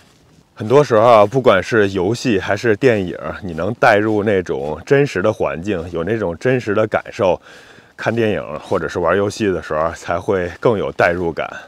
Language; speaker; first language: Chinese; native; Chinese